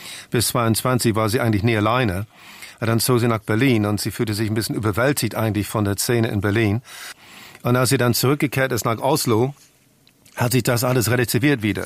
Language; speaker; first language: German; non-native, fluent; English